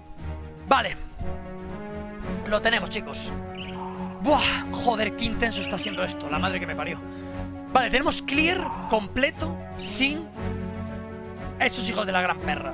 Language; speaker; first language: Spanish; native; Spanish